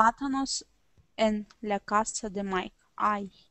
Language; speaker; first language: Spanish; non-native, learner; Russian